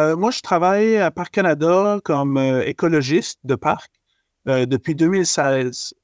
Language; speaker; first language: French; native; French